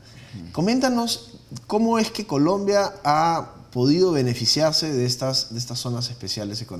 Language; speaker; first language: Spanish; native; Spanish